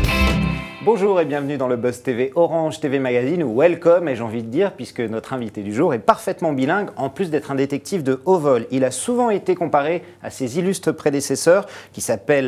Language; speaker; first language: French; native; French